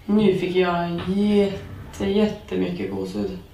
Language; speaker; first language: Swedish; native; Swedish